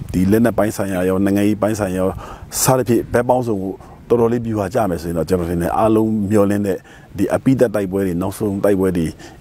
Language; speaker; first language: Burmese; non-native, local second language; Shwe Palaung